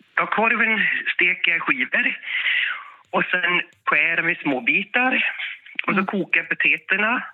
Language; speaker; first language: Swedish; native; Swedish